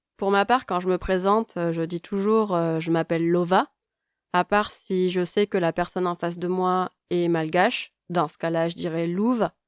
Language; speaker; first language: French; native; French